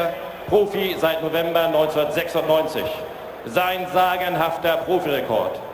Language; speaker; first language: German; native; German